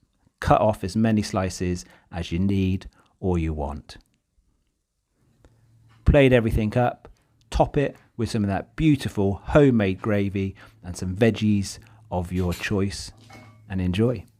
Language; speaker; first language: English; native; English